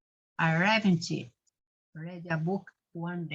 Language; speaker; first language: English; non-native, learner; Portuguese